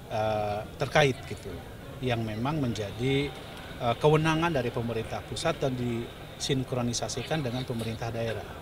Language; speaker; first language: Indonesian; native; Indonesian